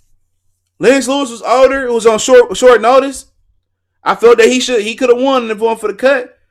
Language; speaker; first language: English; native; English